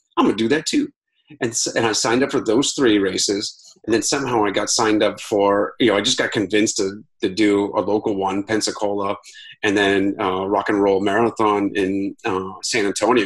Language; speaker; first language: English; native; English